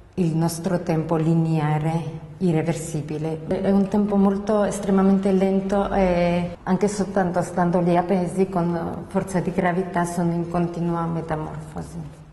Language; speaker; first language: Italian; non-native, fluent; Georgian